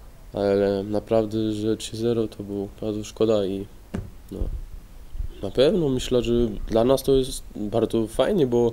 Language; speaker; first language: Polish; early bilingual, heritage; Polish